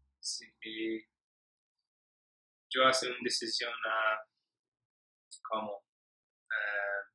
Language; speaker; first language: Spanish; non-native, learner; English